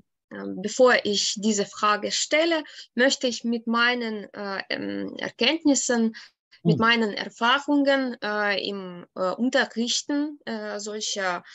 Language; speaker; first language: German; non-native, fluent; Ukrainian